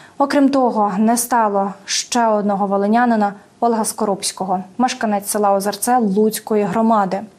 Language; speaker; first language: Ukrainian; native; Ukrainian